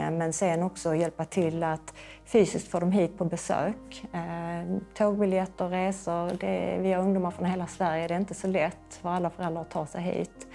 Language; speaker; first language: Swedish; native; Swedish